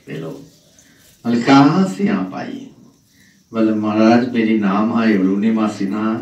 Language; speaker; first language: Hindi; non-native, local second language; Bangla